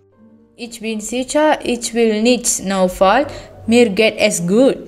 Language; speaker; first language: German; non-native, learner; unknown